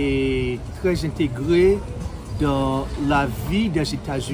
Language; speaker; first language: French; non-native, local second language; Haitian Creole